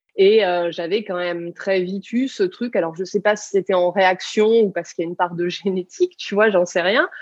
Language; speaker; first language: French; native; French